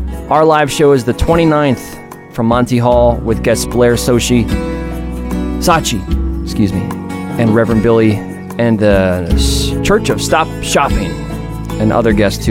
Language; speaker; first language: English; native; English